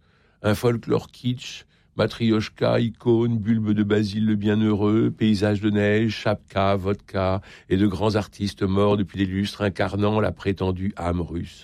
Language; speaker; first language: French; native; French